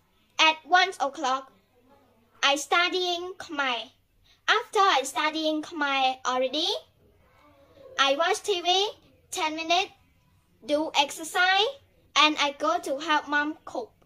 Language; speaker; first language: English; non-native, learner; Khmer